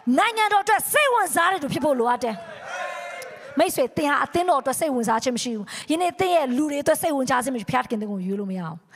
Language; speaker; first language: Burmese; non-native, local second language; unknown